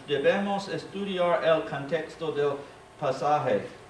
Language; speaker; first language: Spanish; non-native, learner; English